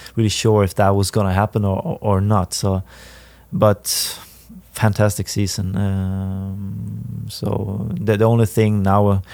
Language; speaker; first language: English; non-native, fluent; Swedish